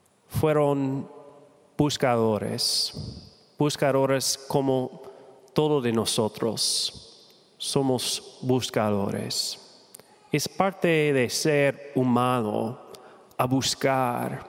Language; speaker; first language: Spanish; non-native, fluent; English